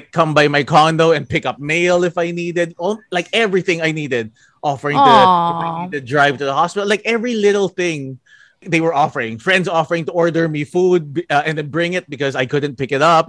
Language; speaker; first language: English; non-native, local second language; Filipino